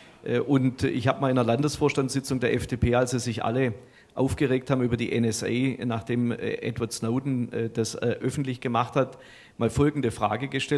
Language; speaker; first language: German; native; German